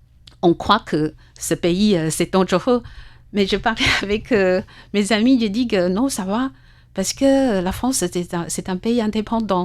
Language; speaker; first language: French; non-native, fluent; Chinese